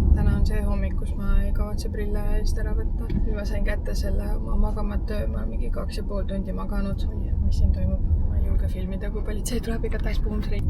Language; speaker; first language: Estonian; native; Estonian